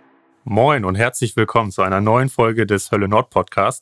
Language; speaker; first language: German; native; German